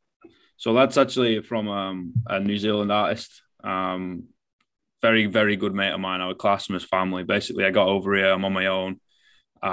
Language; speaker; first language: English; native; English